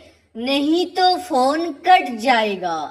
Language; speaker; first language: Hindi; non-native, fluent; Bangla